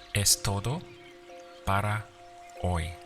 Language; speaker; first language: Spanish; non-native, fluent; English